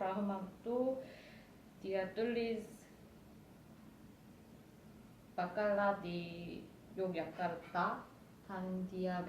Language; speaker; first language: Indonesian; non-native, fluent; Korean